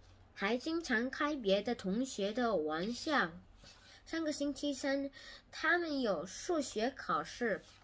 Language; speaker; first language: Chinese; non-native, learner; Korean